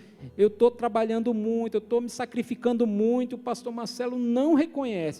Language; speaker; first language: Portuguese; native; Portuguese